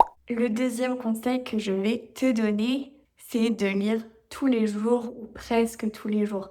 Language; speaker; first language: French; native; French